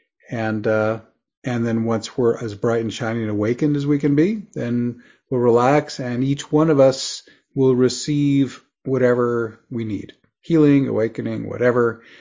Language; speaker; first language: English; native; English